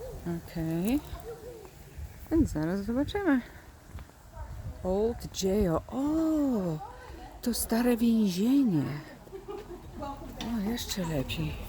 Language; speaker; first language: Polish; native; Polish